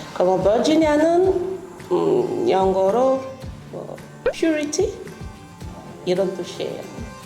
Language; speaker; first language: Korean; non-native, learner; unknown